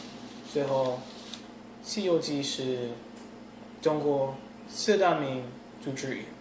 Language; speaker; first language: Chinese; non-native, learner; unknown